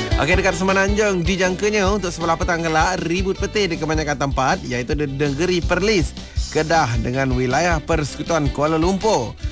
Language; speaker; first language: Malay; non-native, local second language; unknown